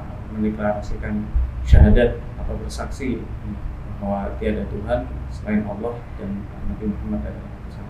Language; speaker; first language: Indonesian; native; Indonesian